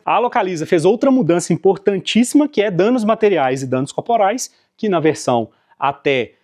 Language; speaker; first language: Portuguese; native; Portuguese